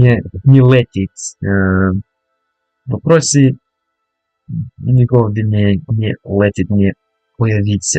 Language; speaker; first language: Russian; non-native, learner; English